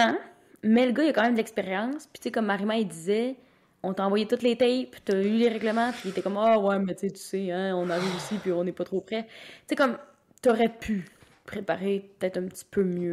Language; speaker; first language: French; native; French